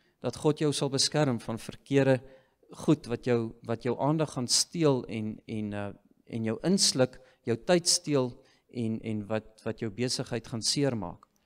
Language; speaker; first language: Afrikaans; native; Afrikaans